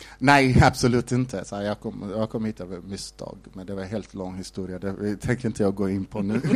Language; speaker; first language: Swedish; non-native, fluent; Somali